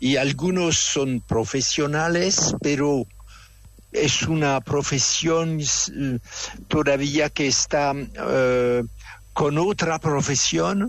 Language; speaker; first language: Spanish; non-native, fluent; French